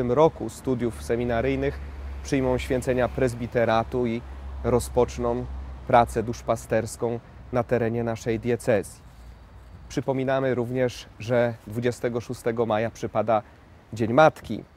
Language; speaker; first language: Polish; native; Polish